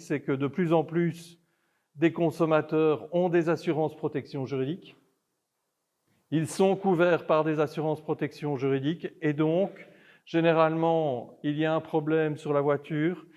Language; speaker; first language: French; native; French